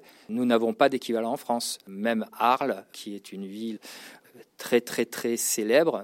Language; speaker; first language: French; native; French